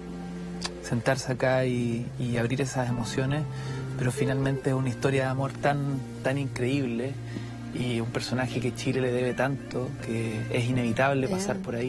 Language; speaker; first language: Spanish; native; Spanish